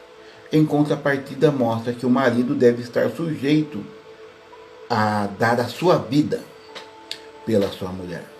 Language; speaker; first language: Portuguese; native; Portuguese